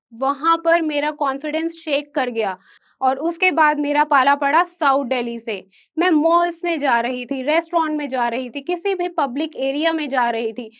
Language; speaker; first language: Hindi; native; Hindi